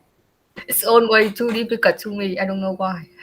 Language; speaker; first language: English; non-native, learner; Vietnamese